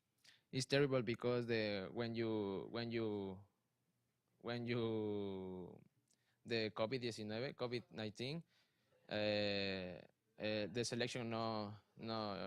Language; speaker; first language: English; non-native, learner; Spanish